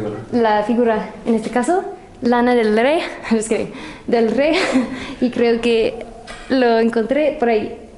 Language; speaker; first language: Spanish; non-native, fluent; English